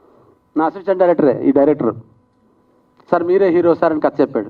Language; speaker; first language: Telugu; native; Telugu